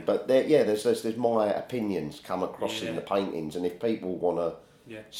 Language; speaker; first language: English; native; English